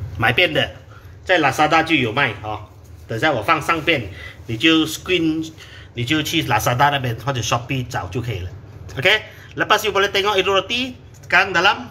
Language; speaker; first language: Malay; non-native, local second language; Chinese